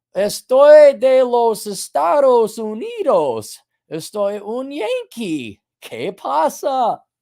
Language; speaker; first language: Spanish; non-native, learner; English